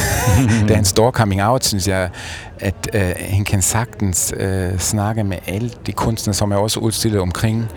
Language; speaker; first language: Danish; non-native, fluent; German